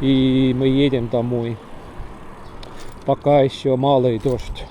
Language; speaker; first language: Russian; non-native, local second language; Estonian